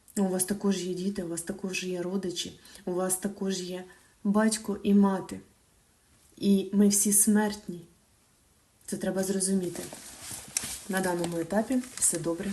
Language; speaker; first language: Ukrainian; non-native, local second language; Russian